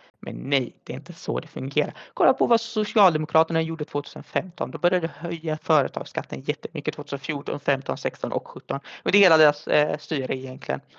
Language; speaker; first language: Swedish; early bilingual, other home language; Arabic